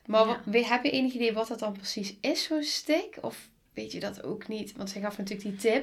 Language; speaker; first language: Dutch; native; Dutch